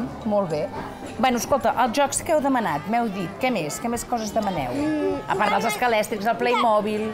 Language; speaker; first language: Catalan; native; Catalan